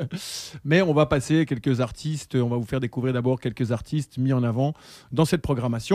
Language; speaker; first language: French; native; French